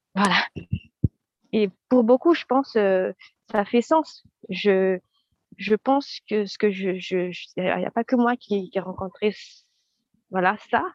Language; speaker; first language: French; non-native, local second language; Malagasy